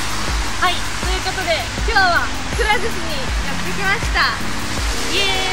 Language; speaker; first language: Japanese; native; Japanese